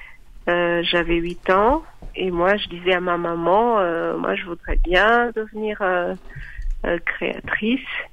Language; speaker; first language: French; non-native, local second language; Malagasy